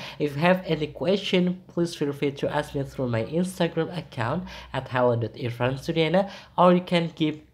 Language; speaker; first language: English; non-native, fluent; Indonesian